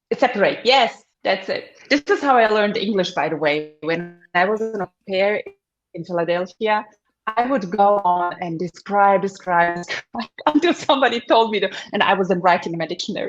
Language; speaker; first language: English; non-native, fluent; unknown